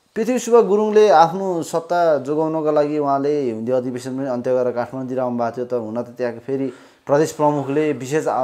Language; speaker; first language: Nepali; native; Nepali